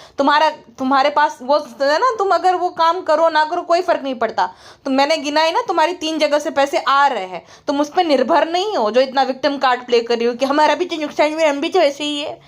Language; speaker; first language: Hindi; native; Hindi